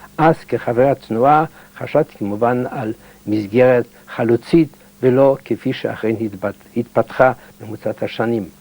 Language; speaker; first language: Hebrew; early bilingual, heritage; Hebrew